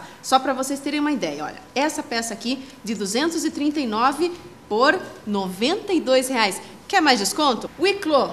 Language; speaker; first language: Portuguese; native; Portuguese